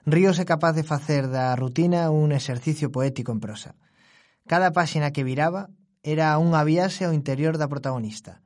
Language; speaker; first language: Galician; non-native, local second language; Spanish